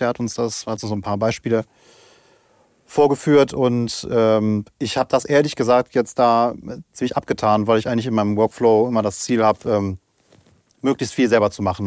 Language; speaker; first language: German; native; German